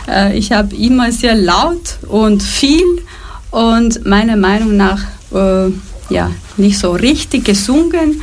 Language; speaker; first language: German; non-native, fluent; Romanian